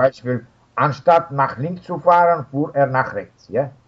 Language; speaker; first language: German; non-native, fluent; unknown